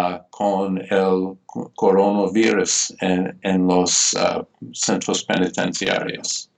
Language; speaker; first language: Spanish; non-native, fluent; English